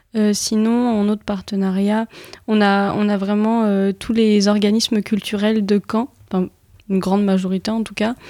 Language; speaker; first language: French; native; French